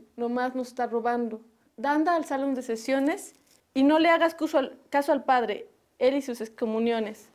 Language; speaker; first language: Spanish; native; Spanish